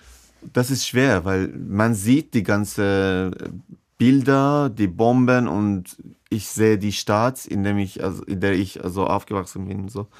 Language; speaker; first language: German; non-native, fluent; Persian